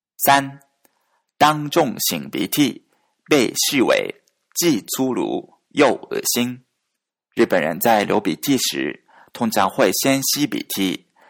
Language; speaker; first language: Chinese; non-native, fluent; Japanese